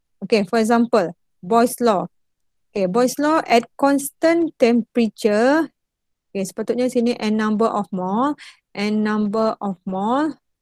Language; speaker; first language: English; non-native, local second language; Malay